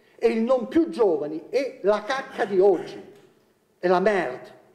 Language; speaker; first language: Italian; native; Italian